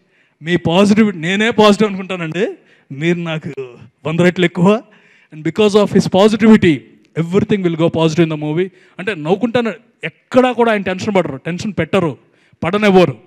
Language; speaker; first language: Telugu; native; Telugu